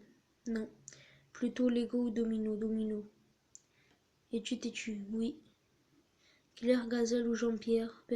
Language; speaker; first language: French; native; French